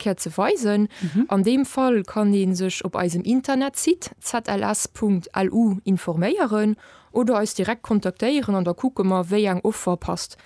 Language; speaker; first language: Luxembourgish; native; Luxembourgish